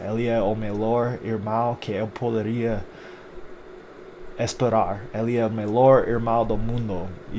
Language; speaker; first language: Portuguese; non-native, fluent; English